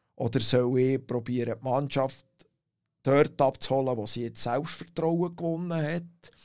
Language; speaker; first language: German; native; German